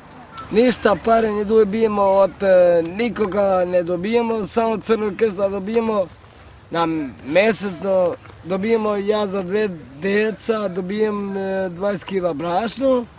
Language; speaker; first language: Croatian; non-native, local second language; Romany